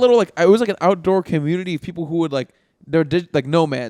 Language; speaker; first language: English; native; English